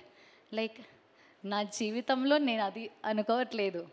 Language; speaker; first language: Telugu; non-native, learner; Malayalam